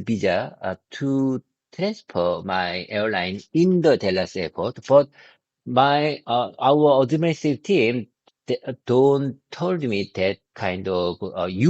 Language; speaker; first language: English; non-native, learner; Korean